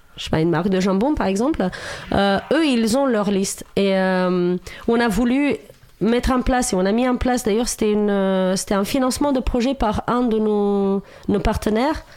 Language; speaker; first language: French; non-native, fluent; Romanian